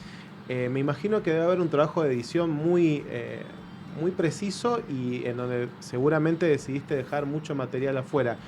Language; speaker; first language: Spanish; native; Spanish